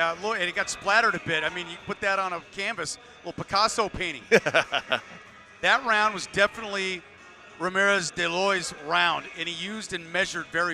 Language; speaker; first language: English; native; English